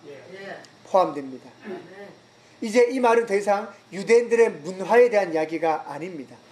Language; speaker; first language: Korean; native; Korean